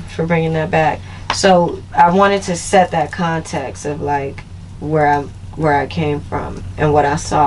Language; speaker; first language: English; native; English